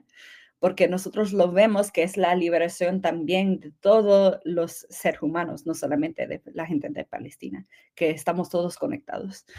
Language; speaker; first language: Spanish; early bilingual, heritage; English